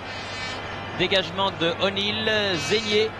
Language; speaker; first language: French; native; French